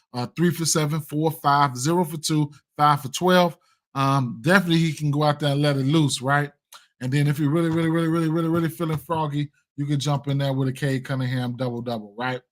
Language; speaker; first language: English; native; English